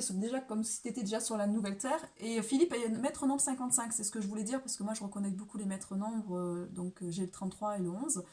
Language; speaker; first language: French; native; French